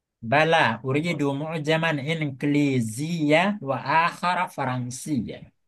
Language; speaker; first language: Arabic; non-native, fluent; Indonesian